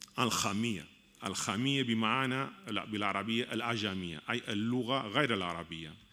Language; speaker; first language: Arabic; non-native, fluent; Catalan